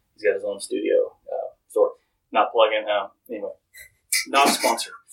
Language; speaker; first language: English; native; English